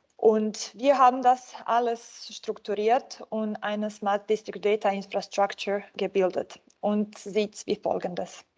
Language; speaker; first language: German; non-native, fluent; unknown